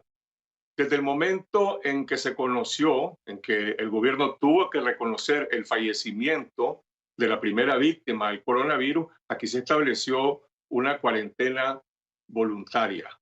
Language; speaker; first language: Spanish; native; Spanish